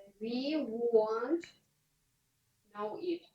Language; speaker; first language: English; non-native, learner; Ukrainian